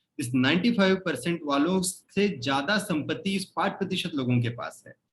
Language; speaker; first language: Hindi; non-native, local second language; Marathi